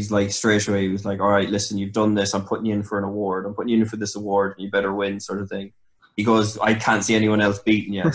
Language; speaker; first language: English; native; English